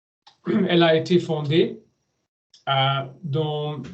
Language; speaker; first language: French; non-native, learner; German